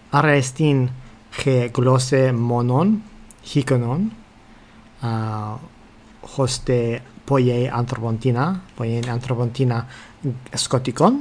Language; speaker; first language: Greek; non-native, fluent; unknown